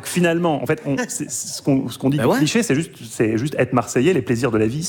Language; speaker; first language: French; native; French